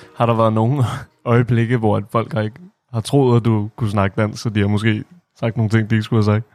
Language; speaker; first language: Danish; early bilingual, other home language; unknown